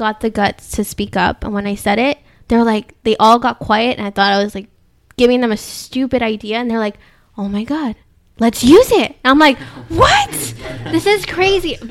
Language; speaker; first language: English; early bilingual, other home language; Spanish